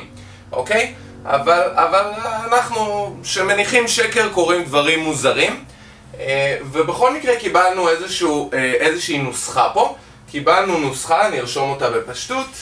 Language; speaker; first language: Hebrew; native; Hebrew